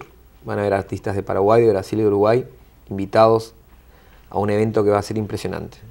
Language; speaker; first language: Spanish; native; Spanish